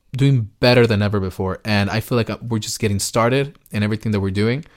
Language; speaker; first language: English; early bilingual, other home language; Spanish